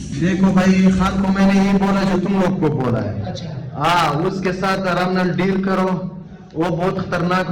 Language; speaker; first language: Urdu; non-native, local second language; Pashto